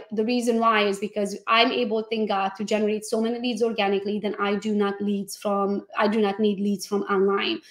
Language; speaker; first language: English; non-native, fluent; Hungarian